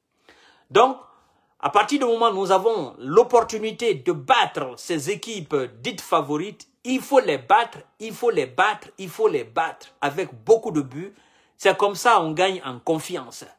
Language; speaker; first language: French; non-native, local second language; Mandingo